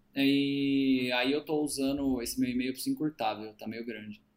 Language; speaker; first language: Portuguese; native; Portuguese